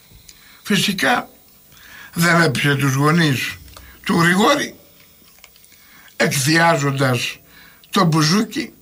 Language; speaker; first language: Greek; native; Greek